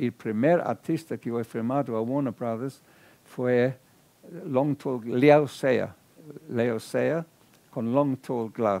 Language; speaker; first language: Spanish; non-native, fluent; English